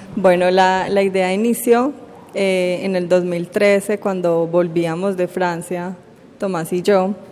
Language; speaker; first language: Spanish; native; Spanish